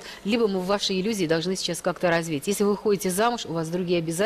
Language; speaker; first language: Russian; native; Russian